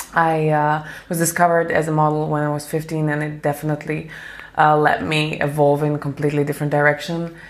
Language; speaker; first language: English; non-native, fluent; Slovak